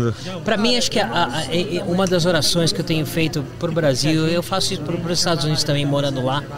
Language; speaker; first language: Portuguese; native; Portuguese